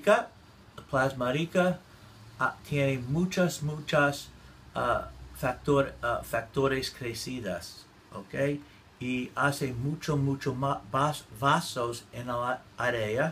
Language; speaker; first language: Spanish; non-native, learner; English